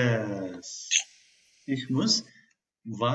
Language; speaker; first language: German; non-native, fluent; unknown